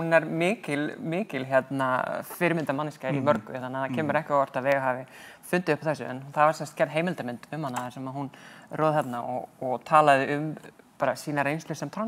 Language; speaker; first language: Icelandic; native; Icelandic